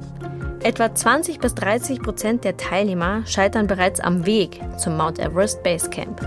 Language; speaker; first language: German; native; German